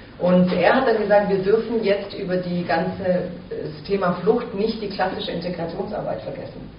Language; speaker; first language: German; early bilingual, other home language; Croatian